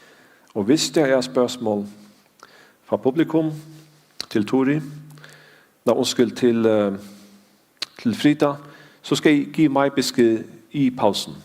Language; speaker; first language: Danish; non-native, fluent; Faroese